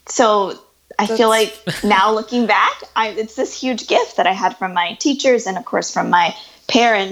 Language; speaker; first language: English; native; English